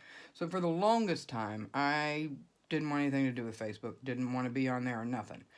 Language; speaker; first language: English; native; English